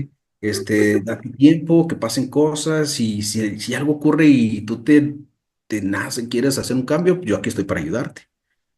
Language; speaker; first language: Spanish; native; Spanish